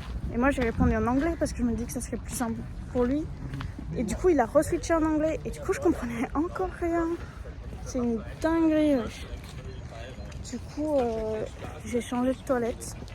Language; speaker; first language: French; native; French